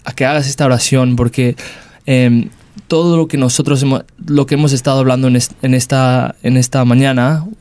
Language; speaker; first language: Spanish; early bilingual, heritage; Spanish